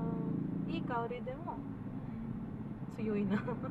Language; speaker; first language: Japanese; non-native, learner; Filipino